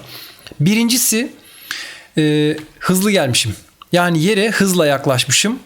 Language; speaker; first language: Turkish; native; Turkish